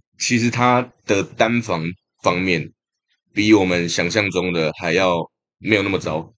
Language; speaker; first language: Chinese; native; Chinese